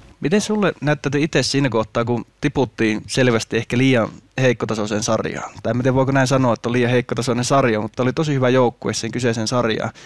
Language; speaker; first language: Finnish; native; Finnish